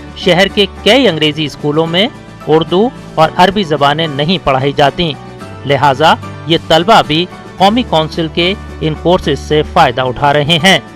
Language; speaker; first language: Urdu; native; Urdu